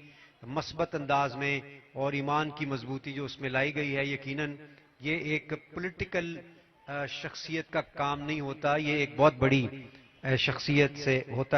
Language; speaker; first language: Urdu; native; Urdu